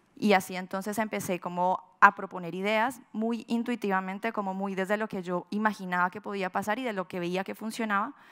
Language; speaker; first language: Spanish; native; Spanish